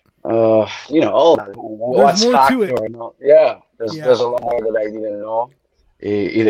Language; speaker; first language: English; non-native, fluent; Italian